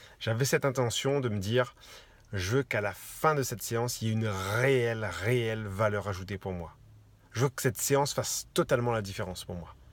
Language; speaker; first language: French; native; French